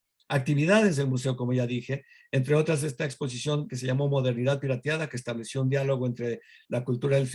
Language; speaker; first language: Spanish; native; Spanish